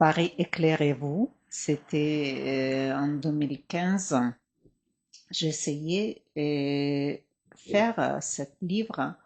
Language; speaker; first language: French; non-native, fluent; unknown